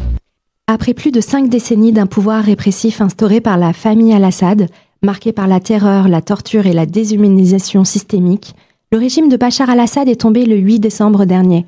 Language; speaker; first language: French; native; French